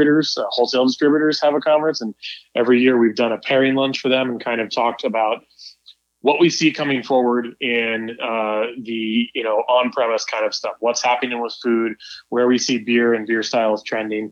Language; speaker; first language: English; native; English